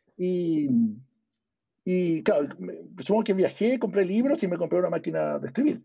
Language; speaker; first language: Spanish; early bilingual, other home language; English